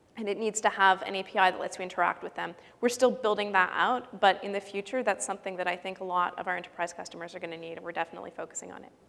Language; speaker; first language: English; native; English